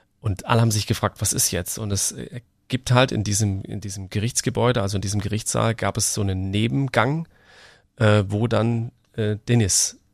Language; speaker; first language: German; native; German